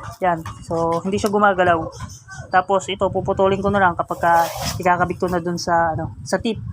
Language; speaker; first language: Filipino; native; Filipino